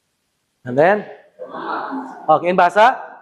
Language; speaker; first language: English; non-native, learner; Indonesian